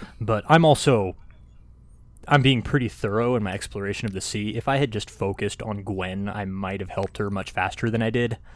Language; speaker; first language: English; native; English